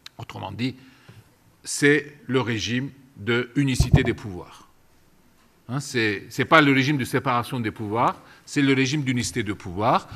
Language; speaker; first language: French; non-native, fluent; Turkish